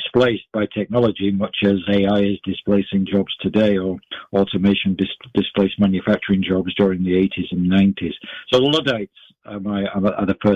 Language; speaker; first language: English; native; English